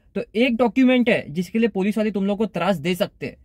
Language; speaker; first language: Hindi; non-native, local second language; Marathi